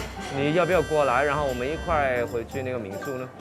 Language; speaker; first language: Chinese; non-native, local second language; Cantonese